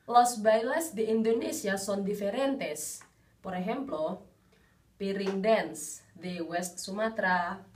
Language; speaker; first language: Spanish; non-native, learner; Indonesian